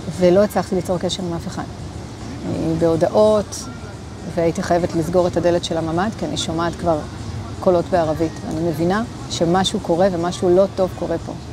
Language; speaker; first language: Hebrew; native; Hebrew